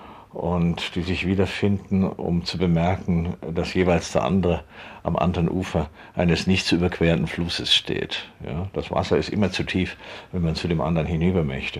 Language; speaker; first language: German; native; German